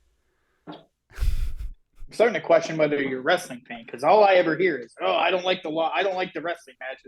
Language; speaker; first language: English; native; English